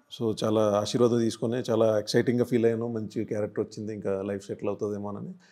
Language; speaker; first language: Telugu; non-native, local second language; Hindi